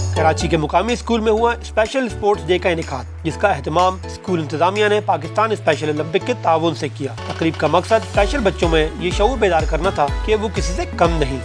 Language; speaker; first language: Urdu; native; Urdu